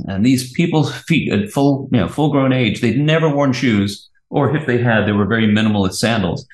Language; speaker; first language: English; native; English